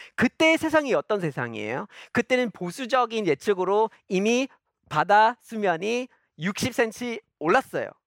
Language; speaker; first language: Korean; non-native, fluent; English